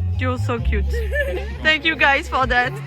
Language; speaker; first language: English; non-native, learner; French